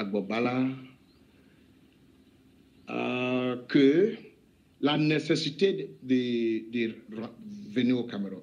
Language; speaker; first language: French; non-native, local second language; English